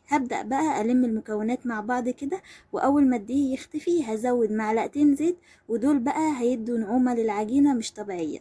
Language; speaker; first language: Arabic; native; Arabic